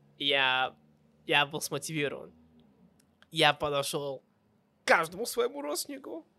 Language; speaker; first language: Russian; early bilingual, heritage; Russian